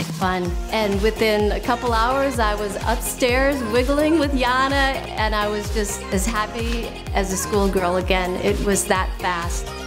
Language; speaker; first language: English; native; English